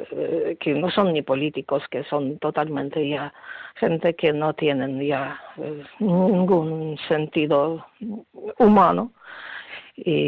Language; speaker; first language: Spanish; non-native, fluent; Ukrainian